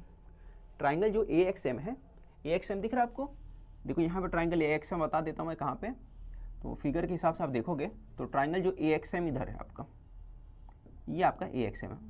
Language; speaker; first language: Hindi; native; Hindi